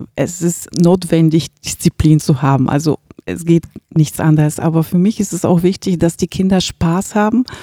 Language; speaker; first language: German; non-native, fluent; Bulgarian